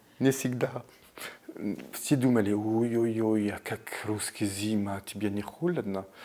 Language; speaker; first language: Russian; non-native, learner; French